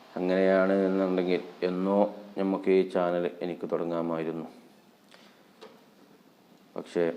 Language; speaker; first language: Malayalam; native; Malayalam